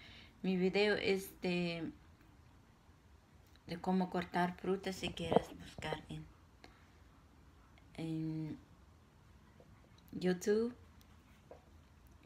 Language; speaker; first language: Spanish; non-native, local second language; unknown